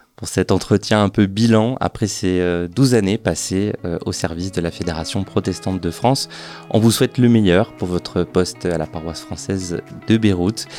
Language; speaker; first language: French; native; French